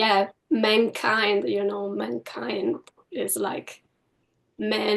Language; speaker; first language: English; non-native, fluent; Italian